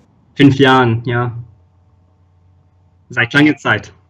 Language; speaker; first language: German; non-native, fluent; Arabic